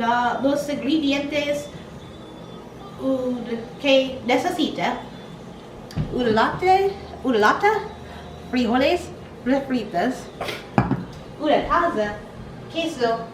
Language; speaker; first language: Spanish; non-native, learner; English